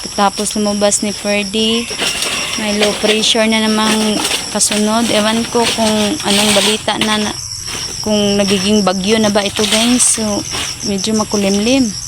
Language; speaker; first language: Filipino; non-native, local second language; Cebuano